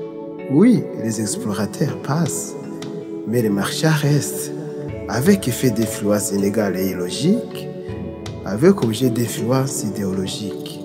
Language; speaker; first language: French; non-native, local second language; Rundi